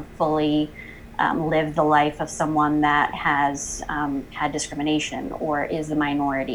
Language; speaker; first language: English; native; English